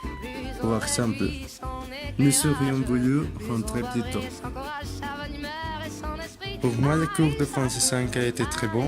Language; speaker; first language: French; non-native, fluent; Spanish